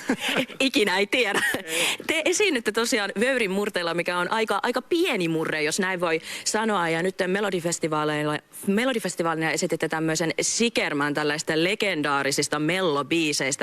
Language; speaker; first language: Finnish; native; Finnish